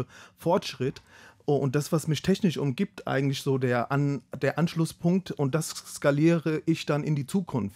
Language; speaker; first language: German; native; German